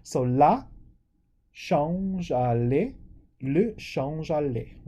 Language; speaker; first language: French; non-native, fluent; English